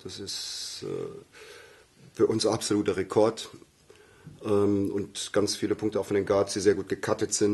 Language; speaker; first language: German; native; German